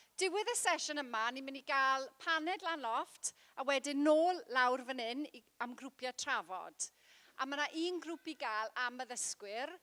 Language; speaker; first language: Welsh; non-native, local second language; English